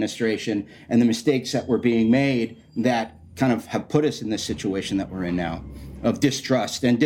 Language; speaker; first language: English; native; English